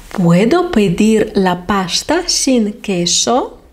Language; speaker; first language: Spanish; non-native, fluent; Lithuanian